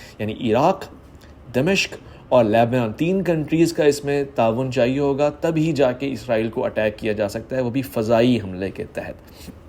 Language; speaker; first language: Urdu; native; Urdu